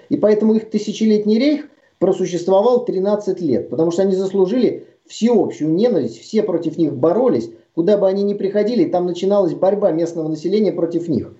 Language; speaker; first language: Russian; native; Russian